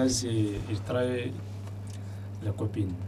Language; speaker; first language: French; non-native, learner; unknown